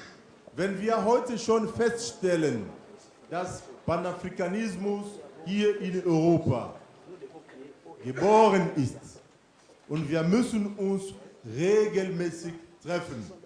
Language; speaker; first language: German; non-native, fluent; French